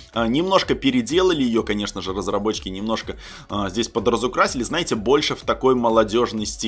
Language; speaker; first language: Russian; native; Russian